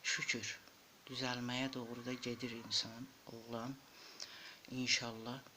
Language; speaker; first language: Azerbaijani; native; Azerbaijani